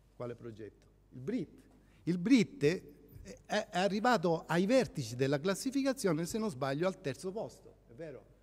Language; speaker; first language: Italian; native; Italian